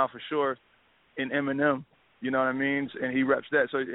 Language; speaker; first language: English; native; English